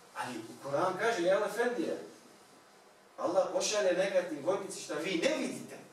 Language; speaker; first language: Bosnian; non-native, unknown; Turkish